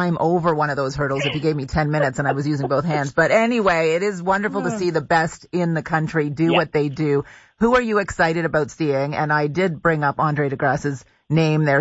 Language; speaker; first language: English; native; English